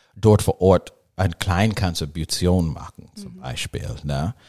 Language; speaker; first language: German; non-native, fluent; English